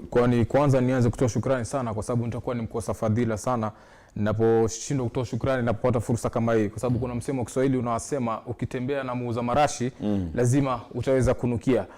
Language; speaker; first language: Swahili; native; Swahili